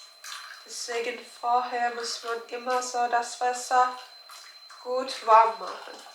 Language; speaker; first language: German; non-native, learner; Turkish